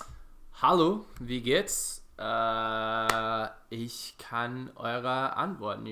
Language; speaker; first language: German; non-native, fluent; English